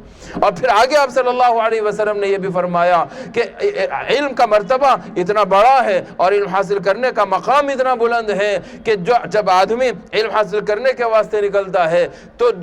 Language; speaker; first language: Urdu; native; Urdu